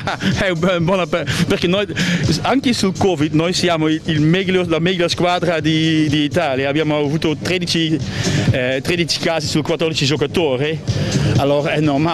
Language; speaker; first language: Italian; non-native, learner; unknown